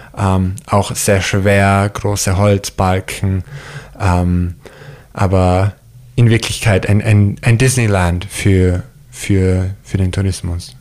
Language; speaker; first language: German; early bilingual, heritage; German